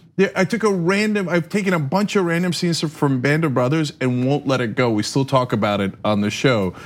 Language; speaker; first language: English; early bilingual, other home language; Turkish